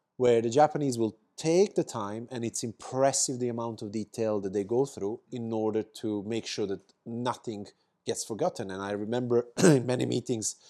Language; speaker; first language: English; non-native, fluent; Serbian